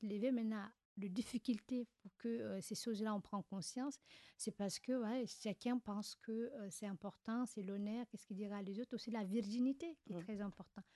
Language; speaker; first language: French; non-native, local second language; Fula